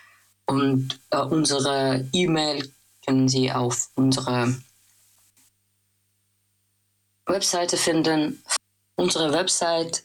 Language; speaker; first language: German; non-native, fluent; Russian